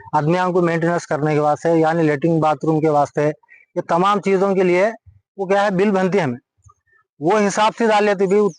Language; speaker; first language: Hindi; non-native, local second language; Urdu